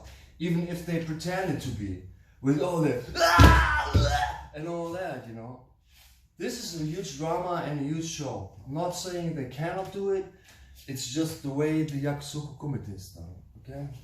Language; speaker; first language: English; non-native, fluent; German